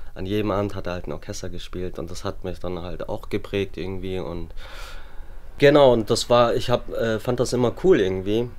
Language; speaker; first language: German; native; German